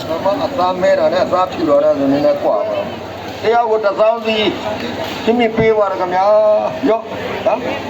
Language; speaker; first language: Burmese; native; Burmese